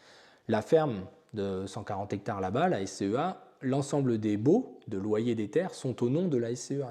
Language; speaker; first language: French; native; French